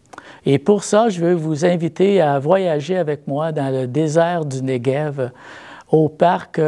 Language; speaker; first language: French; native; French